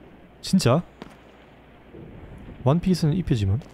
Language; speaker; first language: Korean; non-native, fluent; German